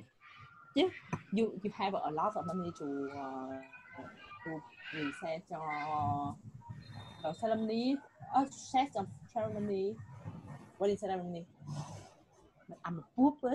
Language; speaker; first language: English; non-native, learner; Vietnamese